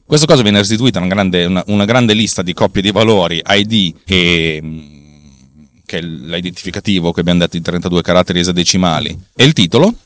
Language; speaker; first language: Italian; native; Italian